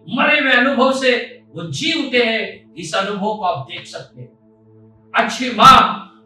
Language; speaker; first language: Hindi; non-native, local second language; Marathi